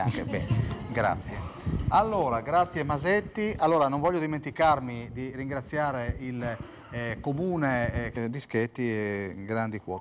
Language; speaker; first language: Italian; native; Italian